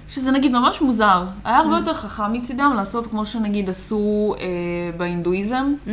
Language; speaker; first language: Hebrew; early bilingual, other home language; Russian